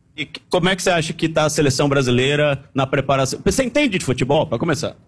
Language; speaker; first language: Portuguese; native; Portuguese